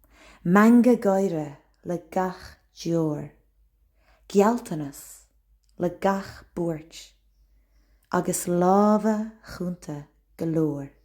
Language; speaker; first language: Irish; non-native, local second language; English